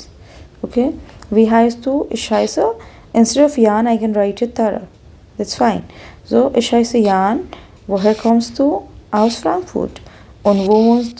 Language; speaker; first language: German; non-native, fluent; Hindi